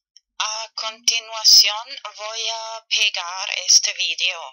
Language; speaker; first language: Spanish; non-native, fluent; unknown